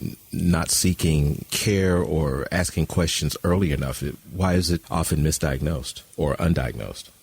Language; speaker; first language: English; native; English